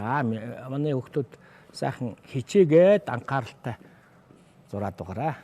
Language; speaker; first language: Mongolian; native; Mongolian